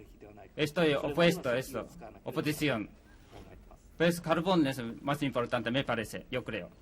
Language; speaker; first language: Spanish; non-native, learner; Japanese